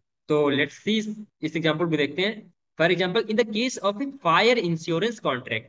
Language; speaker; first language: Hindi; native; Hindi